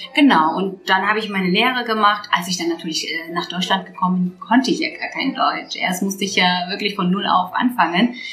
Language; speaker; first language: German; non-native, fluent; Turkish